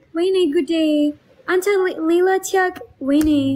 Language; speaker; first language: Amharic; non-native, learner; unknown